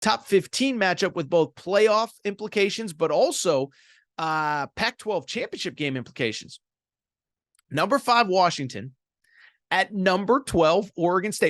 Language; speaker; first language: English; native; English